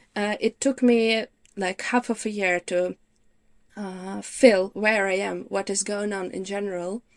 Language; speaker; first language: English; non-native, fluent; Ukrainian